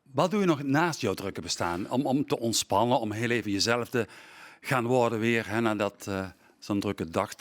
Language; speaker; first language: Dutch; native; Dutch